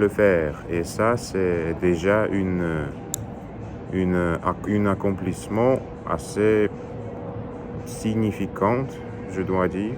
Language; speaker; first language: French; non-native, learner; Russian